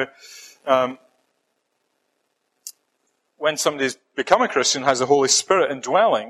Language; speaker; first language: English; native; English